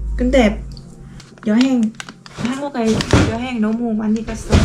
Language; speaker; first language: Korean; non-native, learner; Vietnamese